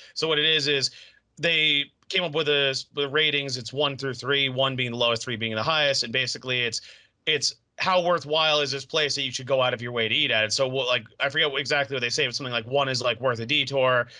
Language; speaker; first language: English; native; English